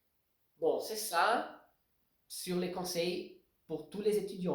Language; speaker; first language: French; non-native, fluent; Portuguese